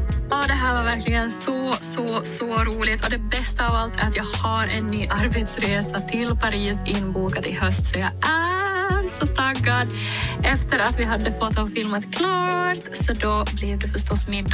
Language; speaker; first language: Swedish; native; Swedish